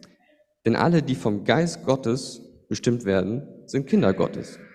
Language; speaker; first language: German; native; German